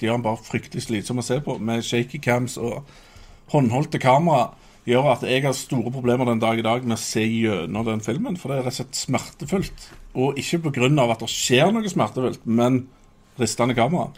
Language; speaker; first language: Norwegian; native; Norwegian